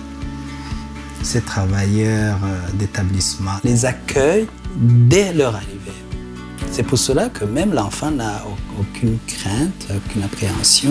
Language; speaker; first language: French; non-native, local second language; Rundi